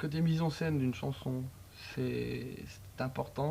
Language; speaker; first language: French; native; French